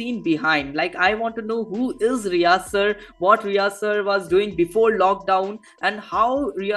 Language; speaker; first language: English; non-native, local second language; Hindi